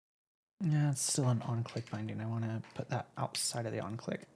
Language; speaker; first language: English; native; English